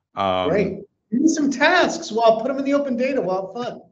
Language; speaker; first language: English; native; English